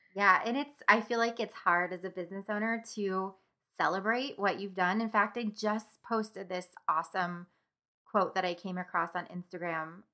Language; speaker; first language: English; native; English